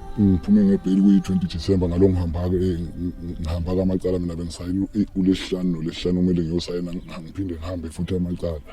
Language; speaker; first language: Zulu; native; Zulu